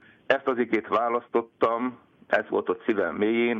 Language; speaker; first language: Hungarian; native; Hungarian